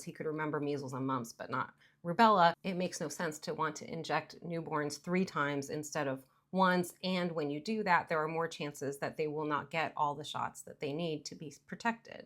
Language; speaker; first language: English; native; English